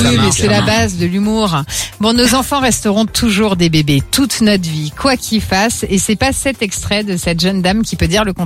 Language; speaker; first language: French; native; French